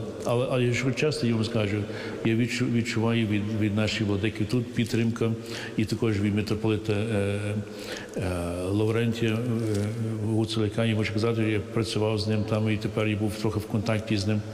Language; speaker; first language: Ukrainian; early bilingual, heritage; English